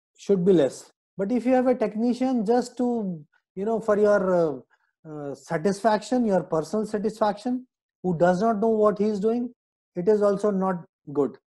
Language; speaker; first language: English; non-native, local second language; Hindi